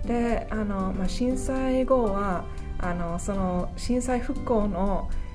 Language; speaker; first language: Japanese; non-native, fluent; English